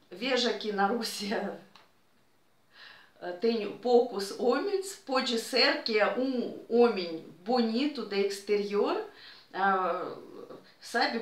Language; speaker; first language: Portuguese; non-native, fluent; Russian